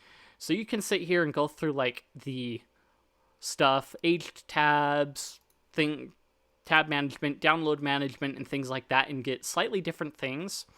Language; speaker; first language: English; native; English